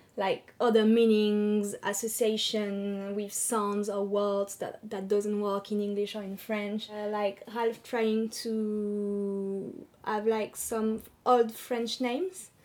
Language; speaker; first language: English; non-native, fluent; French